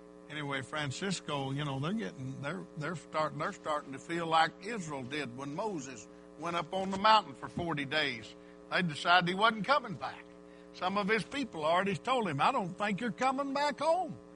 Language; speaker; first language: English; native; English